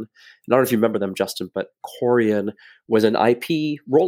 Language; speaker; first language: English; native; English